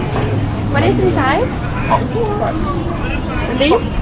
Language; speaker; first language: English; non-native, fluent; Finnish